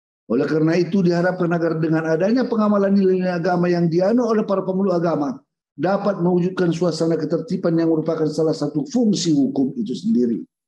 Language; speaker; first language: Indonesian; native; Indonesian